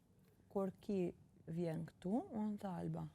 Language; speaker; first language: Albanian; early bilingual, heritage; Albanian